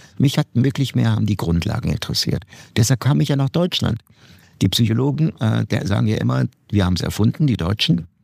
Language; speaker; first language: German; non-native, fluent; Turkish